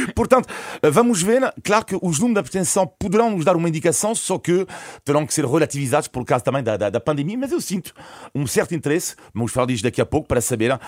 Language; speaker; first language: Portuguese; non-native, fluent; French